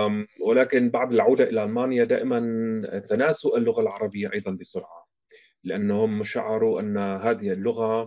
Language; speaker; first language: Arabic; non-native, fluent; German